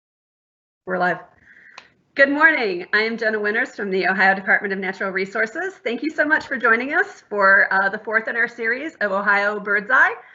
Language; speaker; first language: English; native; English